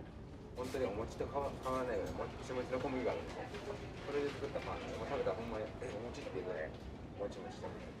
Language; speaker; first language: Japanese; native; Japanese